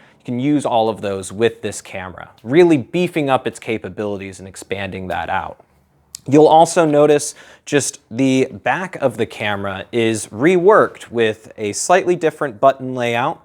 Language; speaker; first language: English; native; English